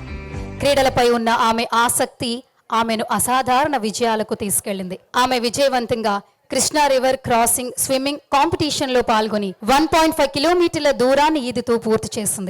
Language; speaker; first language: Telugu; native; Telugu